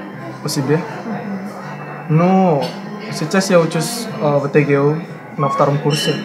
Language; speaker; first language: Russian; non-native, fluent; Indonesian